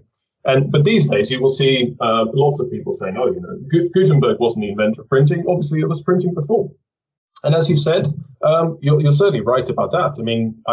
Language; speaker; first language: English; early bilingual, other home language; Dutch